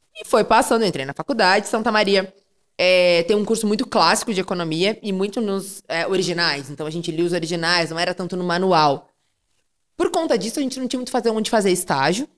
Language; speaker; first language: Portuguese; native; Portuguese